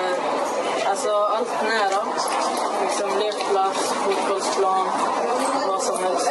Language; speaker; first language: Swedish; early bilingual, other home language; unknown